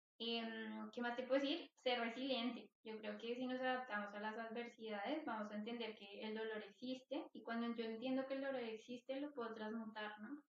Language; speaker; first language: Spanish; native; Spanish